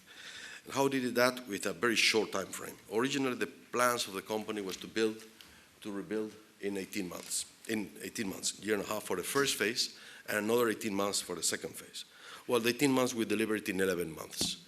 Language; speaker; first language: English; non-native, fluent; Spanish